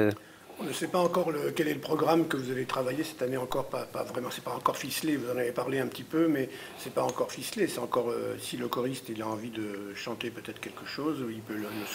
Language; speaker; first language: French; native; French